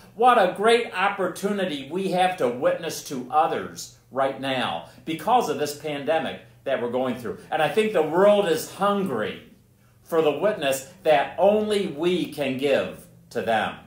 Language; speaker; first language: English; native; English